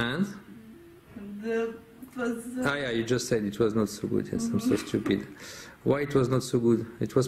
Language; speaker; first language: English; non-native, fluent; French